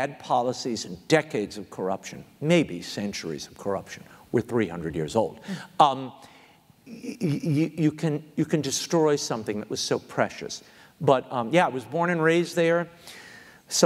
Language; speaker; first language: English; native; English